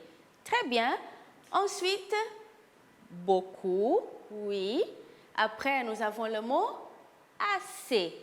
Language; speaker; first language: French; non-native, fluent; Portuguese